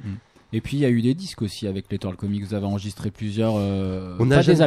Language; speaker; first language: French; native; French